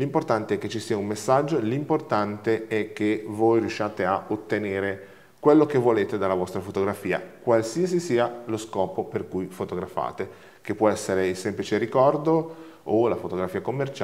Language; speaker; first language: Italian; native; Italian